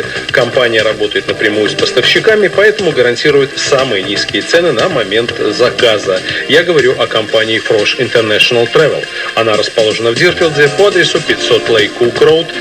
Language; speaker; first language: Russian; native; Russian